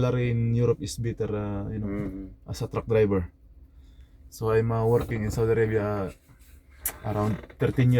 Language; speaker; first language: English; non-native, local second language; Filipino